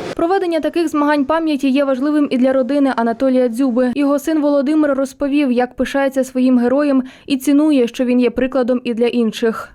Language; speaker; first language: Ukrainian; native; Ukrainian